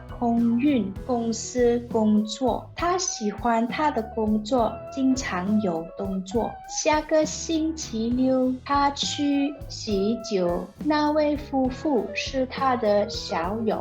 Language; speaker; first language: Chinese; non-native, learner; English